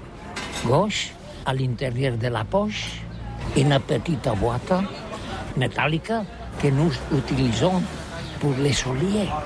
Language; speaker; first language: French; non-native, learner; Catalan